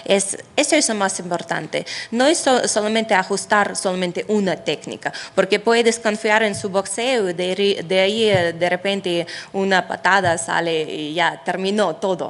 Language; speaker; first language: Spanish; non-native, fluent; Russian